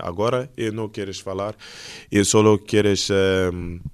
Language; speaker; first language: Portuguese; non-native, learner; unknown